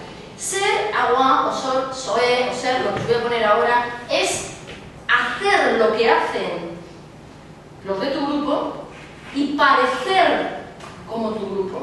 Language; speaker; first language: Spanish; native; Spanish